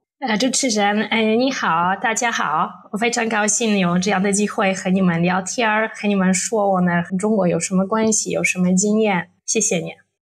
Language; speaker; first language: Chinese; non-native, fluent; Polish